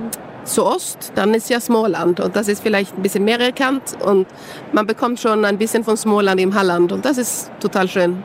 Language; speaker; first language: German; non-native, learner; Swedish